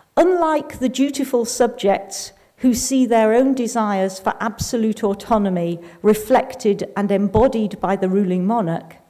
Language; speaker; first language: English; native; English